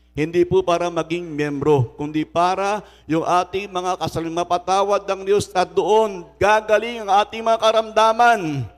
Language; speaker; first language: Filipino; native; Filipino